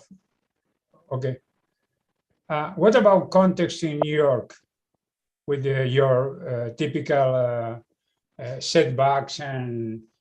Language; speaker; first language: English; non-native, learner; Spanish